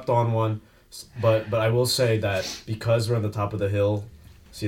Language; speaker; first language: English; native; English